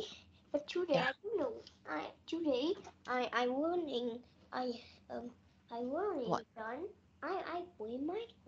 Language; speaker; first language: English; non-native, learner; Vietnamese